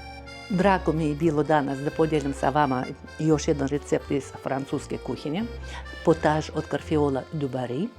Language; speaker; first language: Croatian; non-native, fluent; Russian